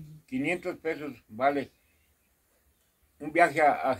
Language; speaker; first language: Spanish; native; Spanish